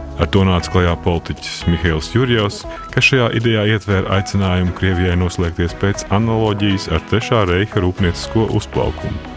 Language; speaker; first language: Latvian; native; Latvian